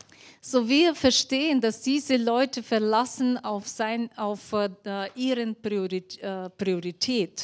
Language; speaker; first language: German; non-native, fluent; Bulgarian